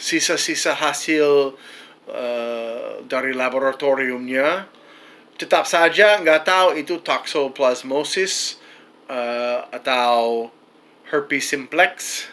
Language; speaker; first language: Indonesian; non-native, fluent; English